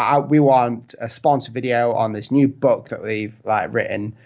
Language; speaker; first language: English; native; English